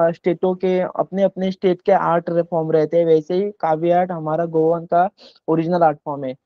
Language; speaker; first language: Hindi; non-native, local second language; Konkani